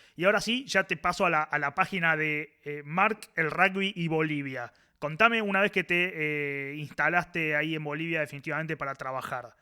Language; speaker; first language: Spanish; native; Spanish